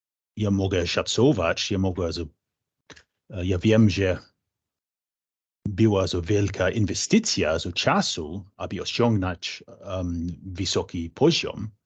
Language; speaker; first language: Polish; non-native, fluent; English